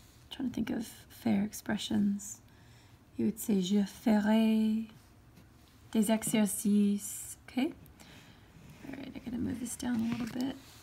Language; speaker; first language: English; native; English